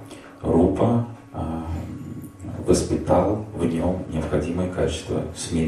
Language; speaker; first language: Russian; native; Russian